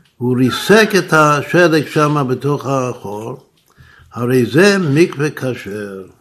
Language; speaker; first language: Hebrew; non-native, fluent; English